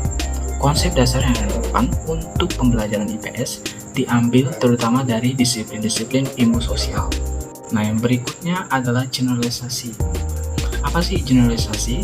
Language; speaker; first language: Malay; non-native, local second language; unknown